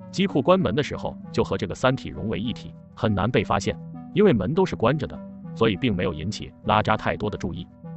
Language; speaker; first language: Chinese; native; Chinese